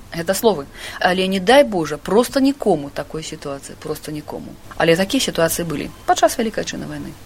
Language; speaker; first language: Belarusian; non-native, local second language; Russian